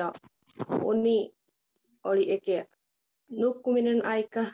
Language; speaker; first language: Finnish; non-native, learner; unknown